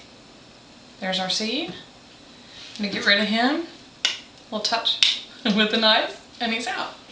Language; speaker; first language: English; native; English